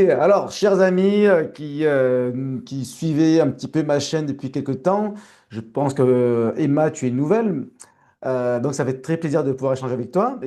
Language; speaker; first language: French; native; French